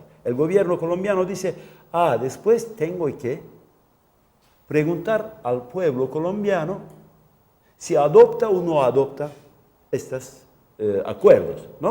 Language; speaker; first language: Spanish; non-native, local second language; Kurdish